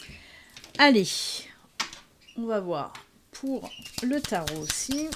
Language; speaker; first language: French; native; French